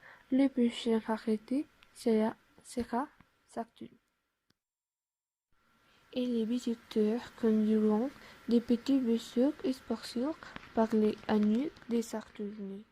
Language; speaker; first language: French; non-native, learner; Spanish